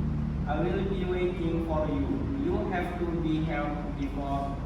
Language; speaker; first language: English; non-native, learner; Indonesian